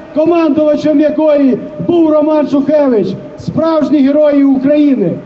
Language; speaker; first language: Ukrainian; native; Ukrainian